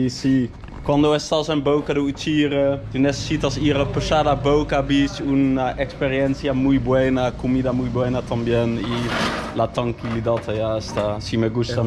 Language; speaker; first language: Spanish; non-native, learner; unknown